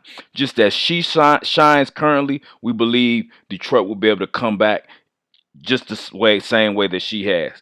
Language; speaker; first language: English; native; English